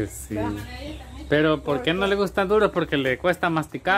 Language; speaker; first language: Spanish; native; Spanish